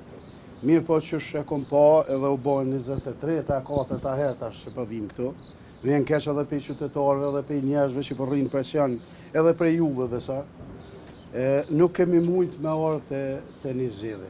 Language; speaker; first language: Albanian; native; Albanian